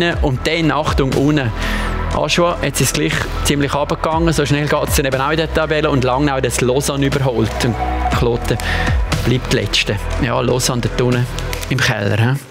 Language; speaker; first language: German; native; German